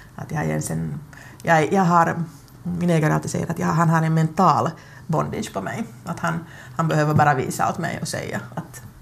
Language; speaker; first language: Swedish; native; Swedish